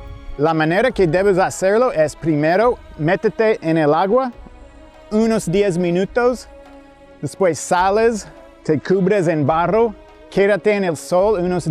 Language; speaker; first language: Spanish; non-native, fluent; English